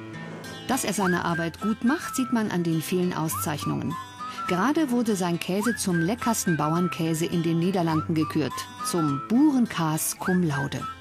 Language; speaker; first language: German; native; German